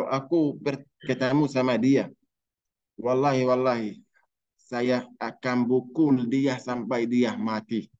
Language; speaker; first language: Indonesian; non-native, learner; Arabic